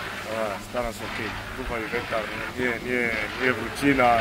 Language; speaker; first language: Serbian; non-native, learner; Rundi